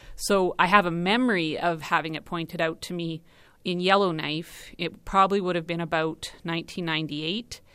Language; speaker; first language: English; native; English